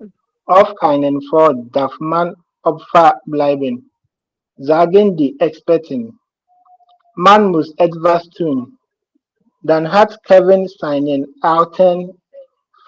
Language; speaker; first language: German; non-native, learner; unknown